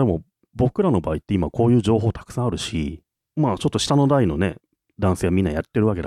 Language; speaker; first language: Japanese; native; Japanese